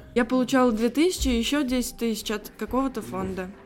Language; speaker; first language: Russian; native; Russian